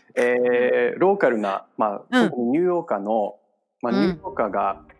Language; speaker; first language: Japanese; non-native, fluent; English